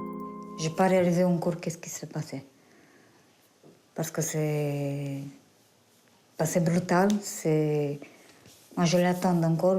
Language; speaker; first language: French; non-native, learner; Romanian